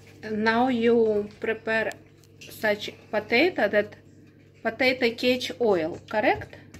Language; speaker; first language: English; non-native, learner; Russian